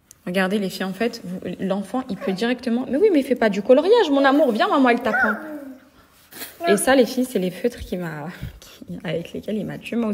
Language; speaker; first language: French; native; French